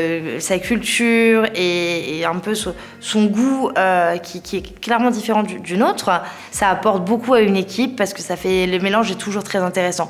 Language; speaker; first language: French; native; French